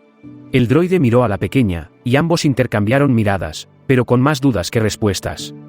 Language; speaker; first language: Spanish; native; Spanish